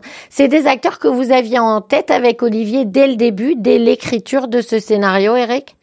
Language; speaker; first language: French; native; French